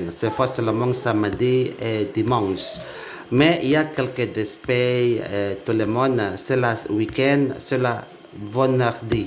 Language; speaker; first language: French; non-native, learner; Indonesian